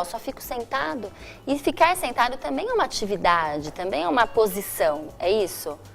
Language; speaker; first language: Portuguese; native; Portuguese